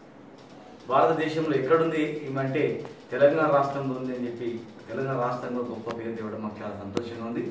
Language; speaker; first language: Telugu; native; Telugu